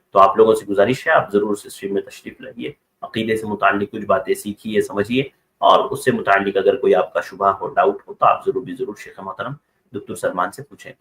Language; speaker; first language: Urdu; native; Urdu